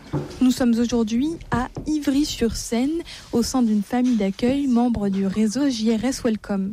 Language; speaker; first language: French; native; French